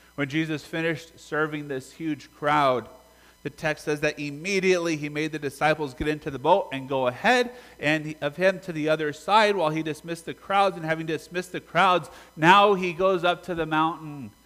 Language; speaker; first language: English; native; English